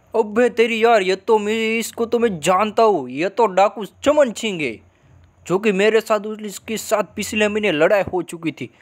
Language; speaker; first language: Hindi; non-native, local second language; Gujarati